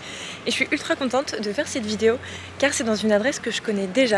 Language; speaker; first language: French; native; French